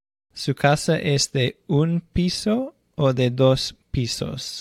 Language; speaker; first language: Spanish; non-native, fluent; English